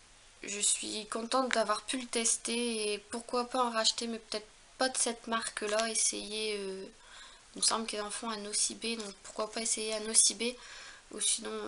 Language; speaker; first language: French; native; French